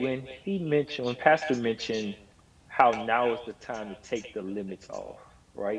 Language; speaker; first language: English; native; English